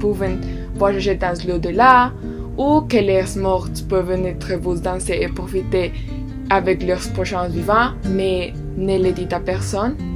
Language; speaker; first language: French; non-native, learner; Spanish